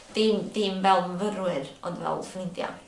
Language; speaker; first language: Welsh; native; Welsh